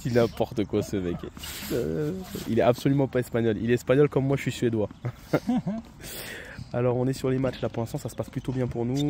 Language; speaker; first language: French; native; French